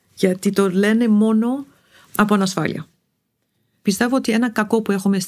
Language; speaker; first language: Greek; non-native, fluent; Arabic